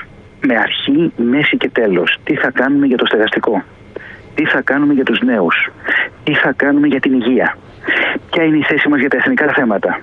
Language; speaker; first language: Greek; native; Greek